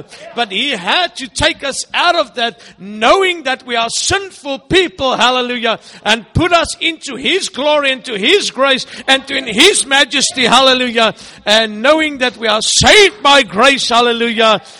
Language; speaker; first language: English; non-native, local second language; Afrikaans